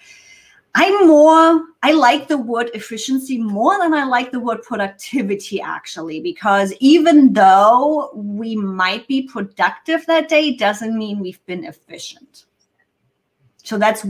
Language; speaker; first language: English; non-native, fluent; German